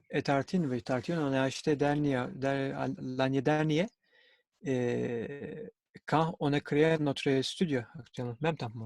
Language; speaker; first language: French; non-native, learner; Turkish